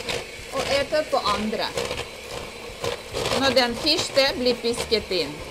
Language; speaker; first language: Norwegian; non-native, learner; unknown